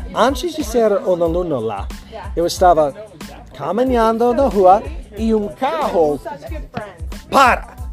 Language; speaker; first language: Portuguese; non-native, learner; English